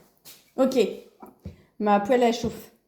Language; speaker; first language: French; native; French